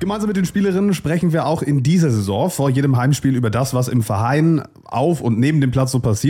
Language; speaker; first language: German; native; German